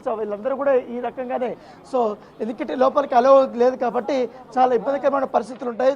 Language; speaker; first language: Telugu; native; Telugu